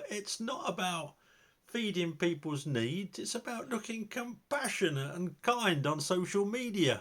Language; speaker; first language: English; native; English